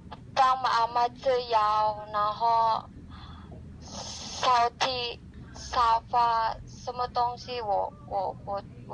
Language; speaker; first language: Chinese; non-native, learner; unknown